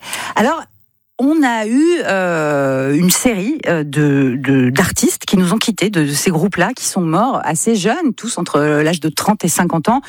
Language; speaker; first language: French; native; French